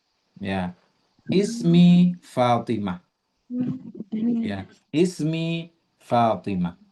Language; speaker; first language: Arabic; non-native, fluent; Indonesian